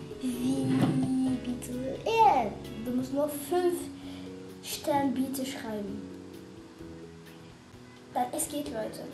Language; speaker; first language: German; non-native, learner; Portuguese